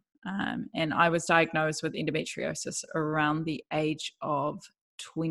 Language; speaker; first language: English; native; English